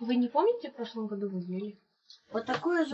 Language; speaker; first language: Russian; native; Russian